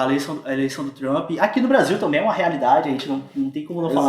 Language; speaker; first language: Portuguese; native; Portuguese